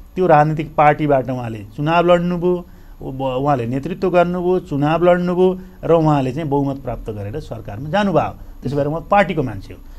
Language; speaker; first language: Nepali; native; Nepali